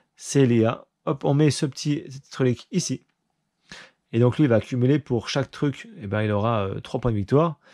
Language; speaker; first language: French; native; French